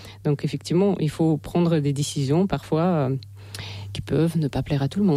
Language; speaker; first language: French; non-native, fluent; Russian